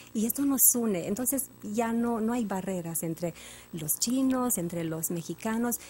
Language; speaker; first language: Spanish; non-native, fluent; Romanian